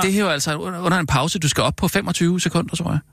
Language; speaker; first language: Danish; native; Danish